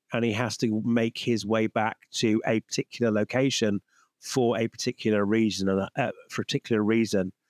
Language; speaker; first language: English; native; English